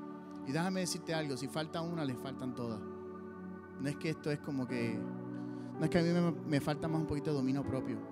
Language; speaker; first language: Spanish; native; Spanish